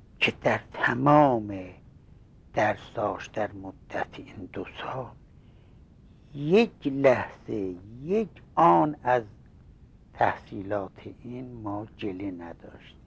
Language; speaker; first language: Persian; non-native, local second language; Azerbaijani